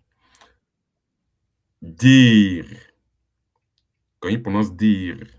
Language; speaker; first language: French; non-native, fluent; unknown